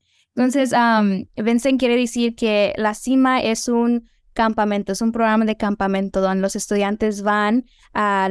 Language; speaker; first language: Spanish; early bilingual, heritage; Spanish